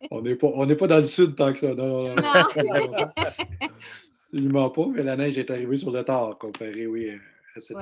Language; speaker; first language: French; native; French